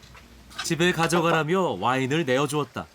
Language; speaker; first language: Korean; native; Korean